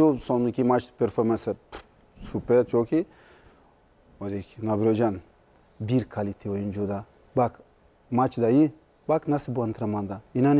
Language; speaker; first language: Turkish; non-native, learner; Portuguese